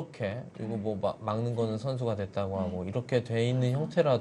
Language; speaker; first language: Korean; native; Korean